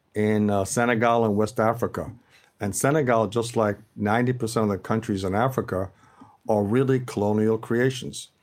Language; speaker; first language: English; native; English